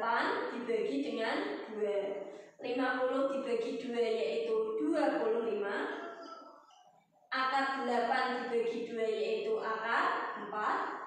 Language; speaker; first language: Indonesian; native; Indonesian